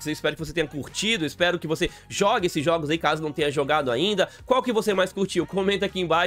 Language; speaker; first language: Portuguese; native; Portuguese